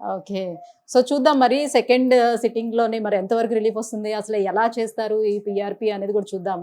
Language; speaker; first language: Telugu; native; Telugu